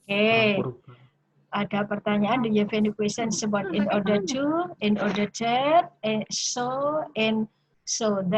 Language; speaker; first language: English; non-native, learner; Indonesian